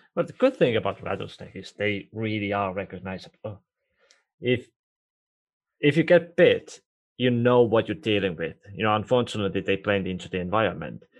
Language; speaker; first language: English; non-native, fluent; Estonian